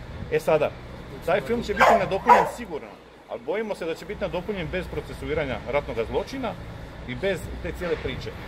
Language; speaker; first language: Croatian; native; Croatian